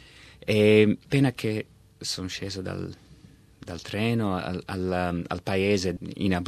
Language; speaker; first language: Italian; early bilingual, heritage; Italian